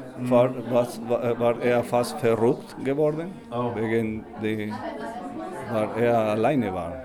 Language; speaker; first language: German; non-native, learner; Spanish